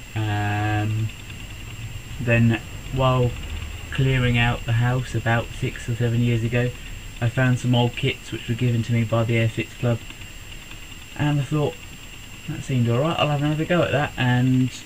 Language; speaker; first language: English; native; English